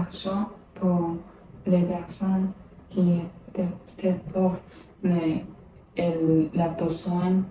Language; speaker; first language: French; non-native, learner; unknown